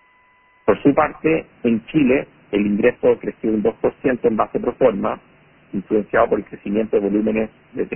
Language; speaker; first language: Spanish; native; Spanish